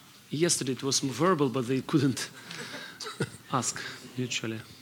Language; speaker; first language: English; non-native, fluent; Russian